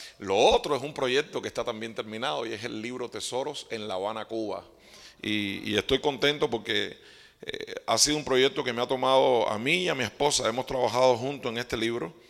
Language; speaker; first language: Spanish; native; Spanish